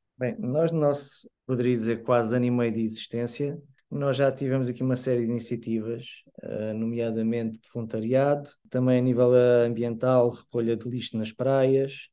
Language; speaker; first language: Portuguese; native; Portuguese